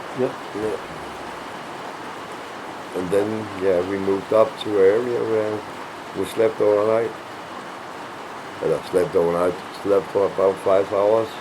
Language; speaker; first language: English; non-native, fluent; Danish